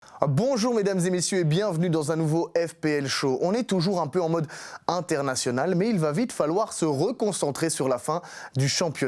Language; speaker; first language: French; native; French